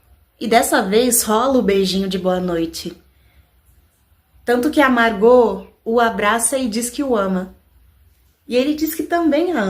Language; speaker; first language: Portuguese; native; Portuguese